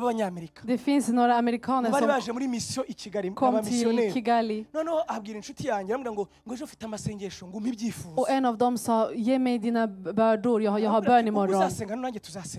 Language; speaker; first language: Swedish; early bilingual, other home language; Kinyarwanda